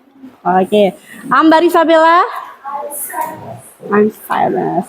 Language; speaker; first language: English; non-native, learner; Indonesian